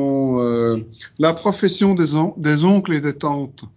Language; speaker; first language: French; non-native, fluent; Dutch